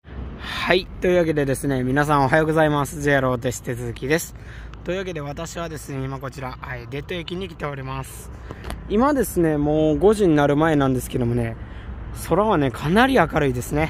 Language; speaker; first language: Japanese; native; Japanese